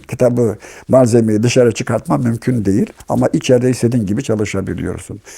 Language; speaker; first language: Turkish; native; Turkish